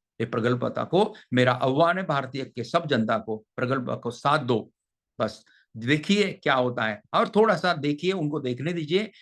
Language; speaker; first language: Hindi; non-native, local second language; Marathi